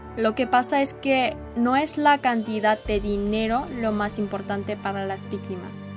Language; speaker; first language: Spanish; non-native, fluent; Korean